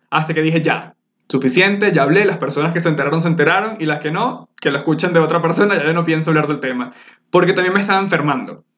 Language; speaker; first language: Spanish; native; Spanish